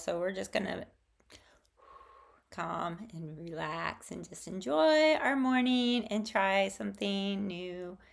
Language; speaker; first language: English; native; English